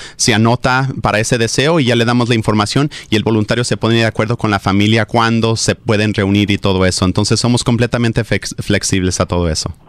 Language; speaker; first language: Spanish; early bilingual, heritage; Spanish